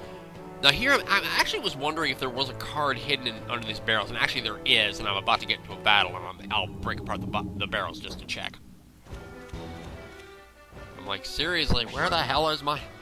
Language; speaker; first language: English; native; English